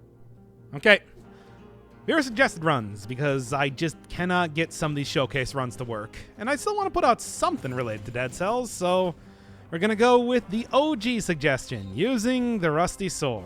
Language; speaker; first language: English; native; English